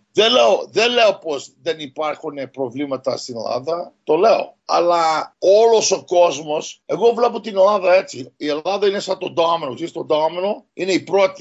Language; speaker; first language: Greek; early bilingual, heritage; Greek